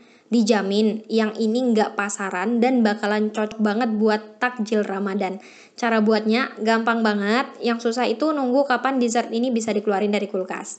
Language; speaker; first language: Indonesian; native; Indonesian